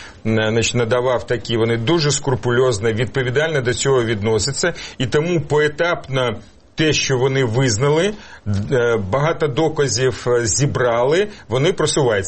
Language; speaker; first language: Ukrainian; native; Ukrainian